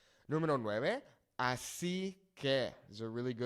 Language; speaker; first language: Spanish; non-native, fluent; English